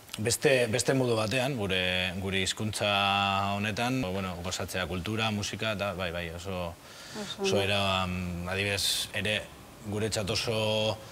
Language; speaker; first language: Basque; non-native, local second language; Spanish